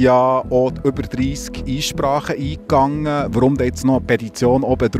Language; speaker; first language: German; native; German